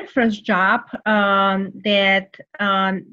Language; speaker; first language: English; non-native, fluent; Serbian